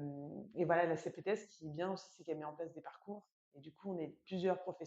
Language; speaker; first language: French; native; French